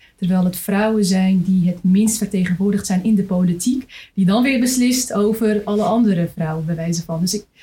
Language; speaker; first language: Dutch; native; Dutch